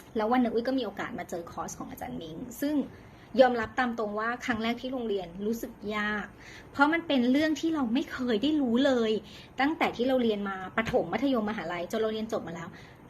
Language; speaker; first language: Thai; native; Thai